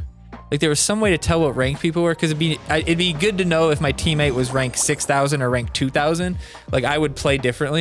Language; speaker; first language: English; native; English